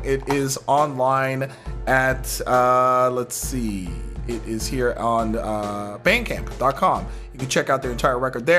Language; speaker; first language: English; native; English